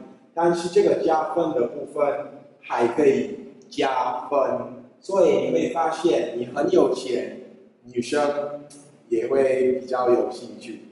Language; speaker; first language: Chinese; non-native, fluent; English